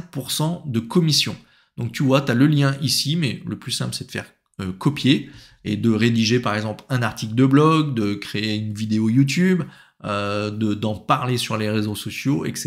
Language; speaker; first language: French; native; French